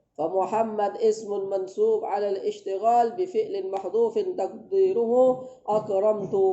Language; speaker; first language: Arabic; non-native, fluent; Indonesian